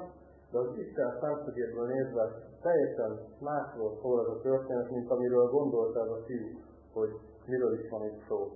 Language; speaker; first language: Hungarian; native; Hungarian